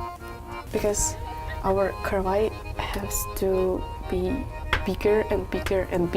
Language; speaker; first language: English; non-native, learner; Russian